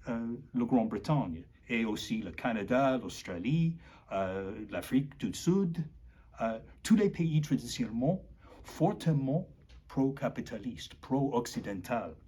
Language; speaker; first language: French; non-native, learner; English